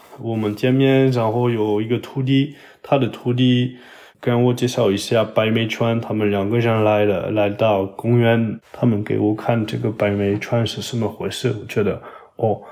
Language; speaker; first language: Chinese; non-native, fluent; French